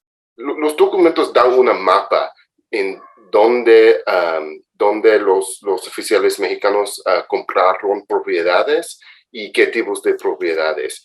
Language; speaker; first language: Spanish; non-native, fluent; English